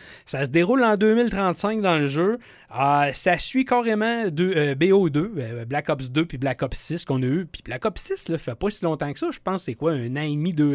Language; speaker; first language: French; native; French